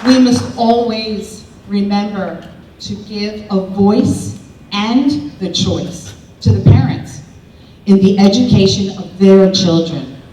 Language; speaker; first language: English; early bilingual, other home language; Spanish